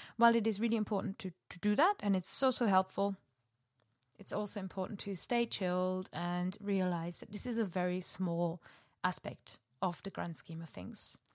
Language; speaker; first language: English; non-native, fluent; German